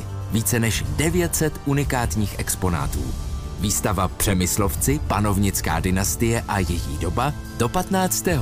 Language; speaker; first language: Czech; native; Czech